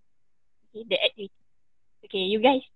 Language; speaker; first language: English; non-native, local second language; Malay